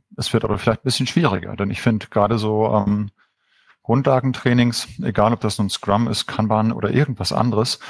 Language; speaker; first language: German; native; German